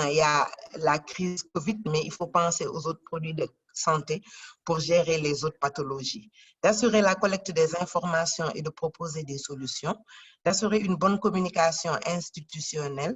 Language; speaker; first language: French; non-native, local second language; Wolof